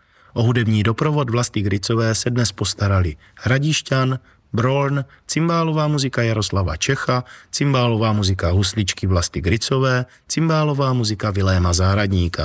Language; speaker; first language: Czech; native; Czech